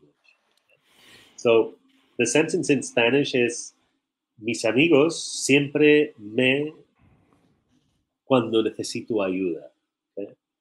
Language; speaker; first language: Spanish; native; Spanish